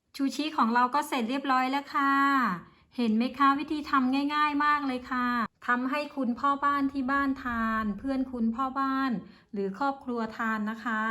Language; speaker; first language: Thai; non-native, local second language; Northeastern Thai